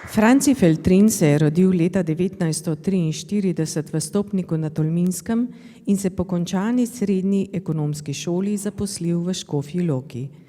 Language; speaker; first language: Slovenian; native; Slovenian